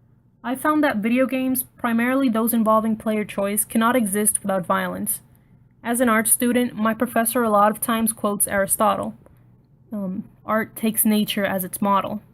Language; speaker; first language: English; native; English